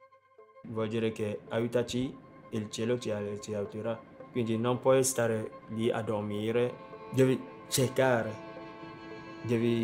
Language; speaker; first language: Italian; non-native, fluent; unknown